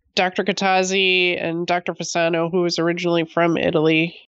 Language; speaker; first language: English; native; English